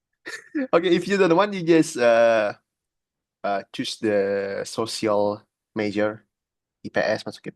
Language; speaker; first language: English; non-native, learner; Indonesian